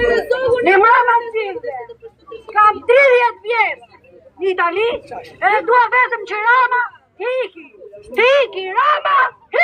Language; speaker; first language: Albanian; native; Albanian